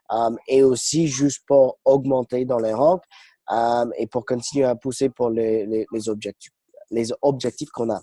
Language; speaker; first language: French; non-native, fluent; English